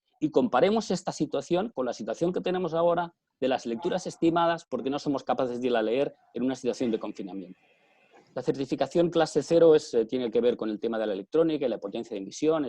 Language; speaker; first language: Spanish; native; Spanish